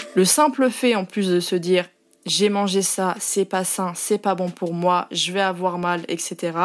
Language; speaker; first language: French; native; French